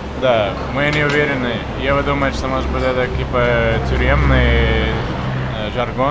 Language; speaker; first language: Russian; non-native, fluent; English